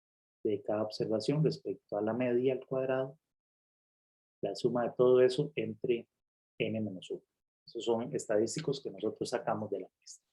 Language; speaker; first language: Spanish; native; Spanish